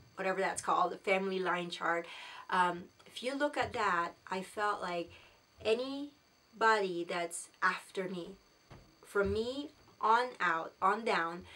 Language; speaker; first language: English; non-native, local second language; Filipino